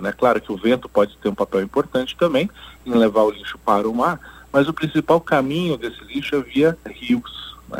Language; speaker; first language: Portuguese; native; Portuguese